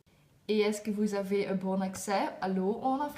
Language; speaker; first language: French; non-native, learner; Dutch